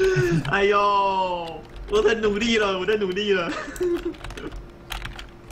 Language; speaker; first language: Chinese; native; Chinese